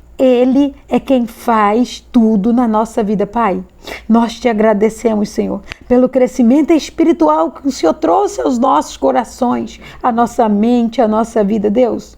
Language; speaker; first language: Portuguese; native; Portuguese